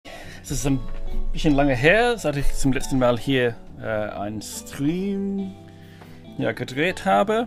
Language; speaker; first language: German; non-native, fluent; English